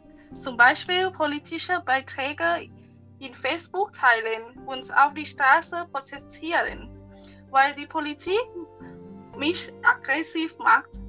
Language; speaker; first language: German; non-native, learner; Thai